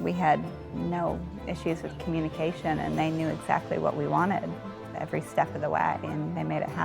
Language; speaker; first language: English; native; English